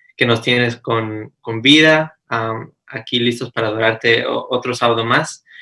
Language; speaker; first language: Spanish; early bilingual, heritage; Spanish